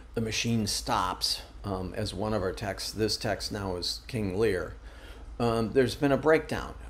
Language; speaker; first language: English; native; English